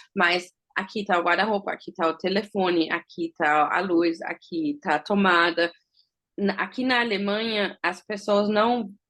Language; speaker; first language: Portuguese; early bilingual, heritage; Portuguese